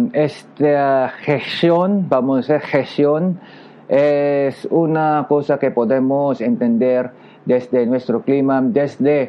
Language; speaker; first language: Spanish; non-native, learner; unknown